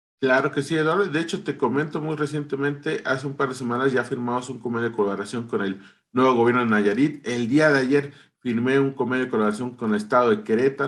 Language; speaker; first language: Spanish; native; Spanish